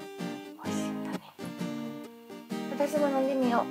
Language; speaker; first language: Japanese; native; Japanese